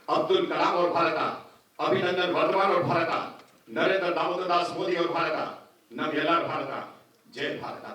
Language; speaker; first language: Hindi; non-native, local second language; Kannada